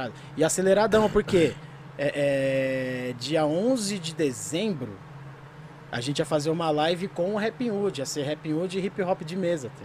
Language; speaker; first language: Portuguese; native; Portuguese